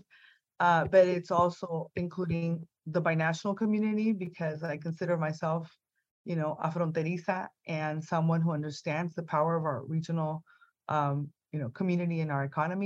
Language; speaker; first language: English; non-native, fluent; Spanish